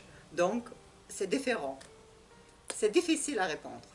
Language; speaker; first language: French; non-native, learner; Russian